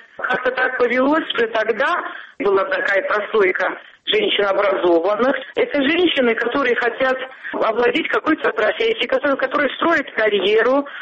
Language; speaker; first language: Russian; non-native, local second language; Ossetic